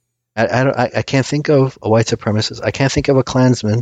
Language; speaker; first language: English; early bilingual, other home language; Assyrian Neo-Aramaic